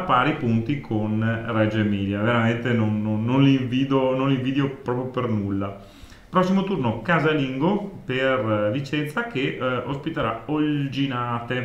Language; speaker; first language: Italian; native; Italian